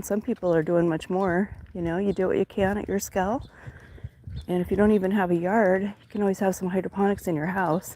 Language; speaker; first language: English; native; English